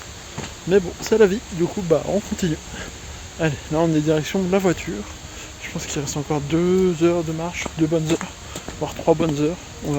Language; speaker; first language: French; native; French